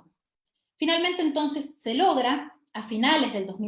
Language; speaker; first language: Spanish; native; Spanish